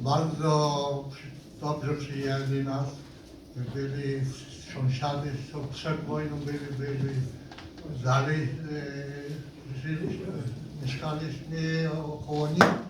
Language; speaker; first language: Polish; non-native, local second language; Yiddish